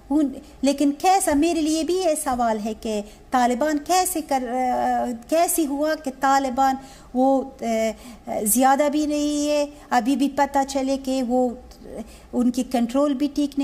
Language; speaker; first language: Hindi; non-native, learner; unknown